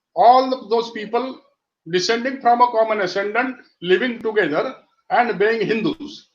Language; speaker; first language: English; non-native, local second language; Marathi